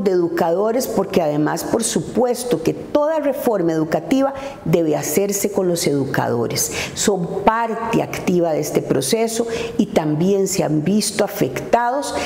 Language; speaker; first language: Spanish; native; Spanish